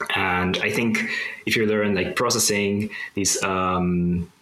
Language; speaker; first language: English; non-native, fluent; Japanese